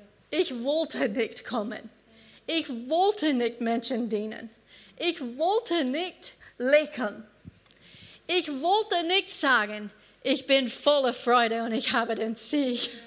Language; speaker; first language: German; non-native, fluent; English